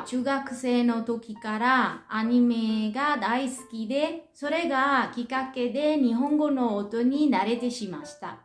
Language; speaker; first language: Japanese; non-native, learner; Italian